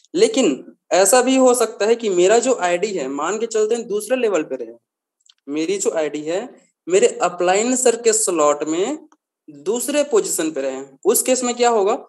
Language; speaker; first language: Hindi; native; Hindi